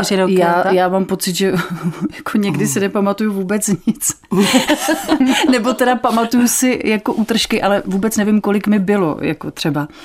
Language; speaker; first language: Czech; native; Czech